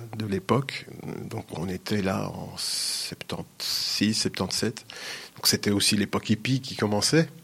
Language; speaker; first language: French; early bilingual, other home language; Sicilian